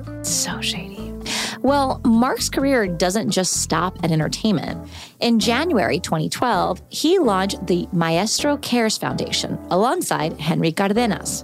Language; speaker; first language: English; native; English